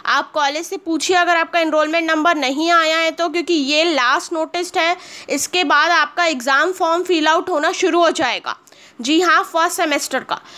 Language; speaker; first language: Hindi; native; Hindi